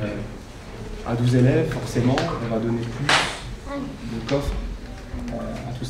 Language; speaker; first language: French; native; French